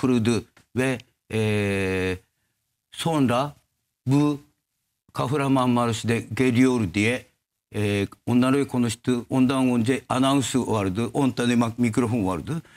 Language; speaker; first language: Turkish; non-native, learner; Japanese